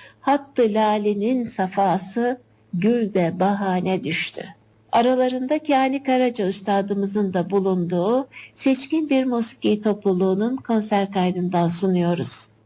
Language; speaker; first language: Turkish; native; Turkish